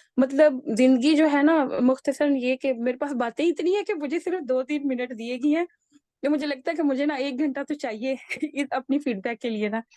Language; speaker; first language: Urdu; native; Urdu